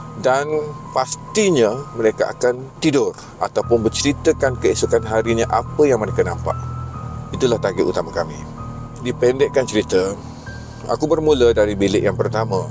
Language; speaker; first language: Malay; native; Malay